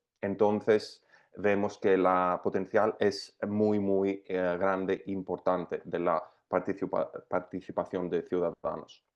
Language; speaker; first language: Spanish; non-native, fluent; Greek